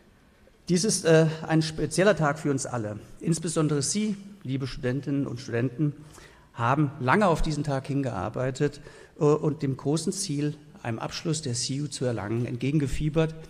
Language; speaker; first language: German; native; German